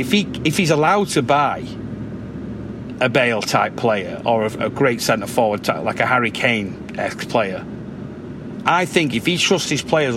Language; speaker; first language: English; native; English